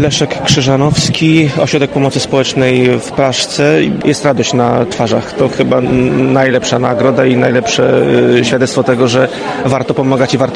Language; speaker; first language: Polish; native; Polish